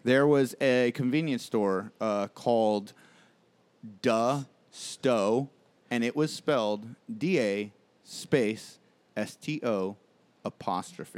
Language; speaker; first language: English; native; English